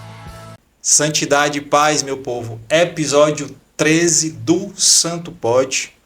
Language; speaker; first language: Portuguese; native; Portuguese